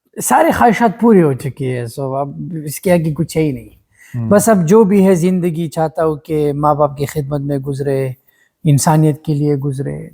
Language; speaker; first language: Urdu; non-native, local second language; Pashto